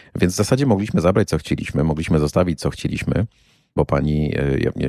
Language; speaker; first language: Polish; native; Polish